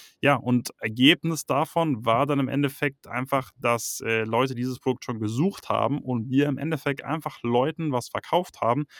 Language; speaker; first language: German; native; German